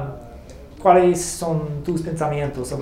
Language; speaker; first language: Spanish; non-native, fluent; English